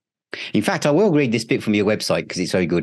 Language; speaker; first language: English; native; English